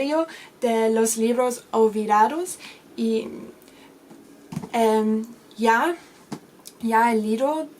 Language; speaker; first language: Spanish; non-native, learner; English